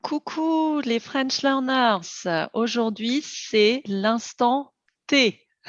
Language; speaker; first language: French; native; French